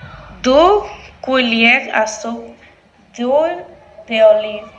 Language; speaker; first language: French; non-native, learner; Spanish